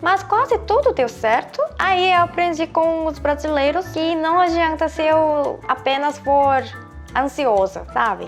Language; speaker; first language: Portuguese; non-native, fluent; Korean